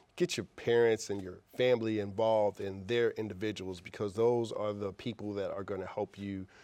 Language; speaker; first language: English; native; English